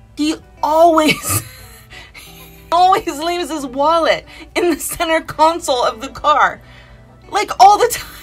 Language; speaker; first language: English; native; English